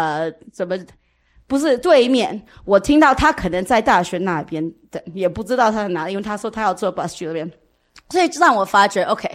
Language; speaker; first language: Chinese; early bilingual, heritage; English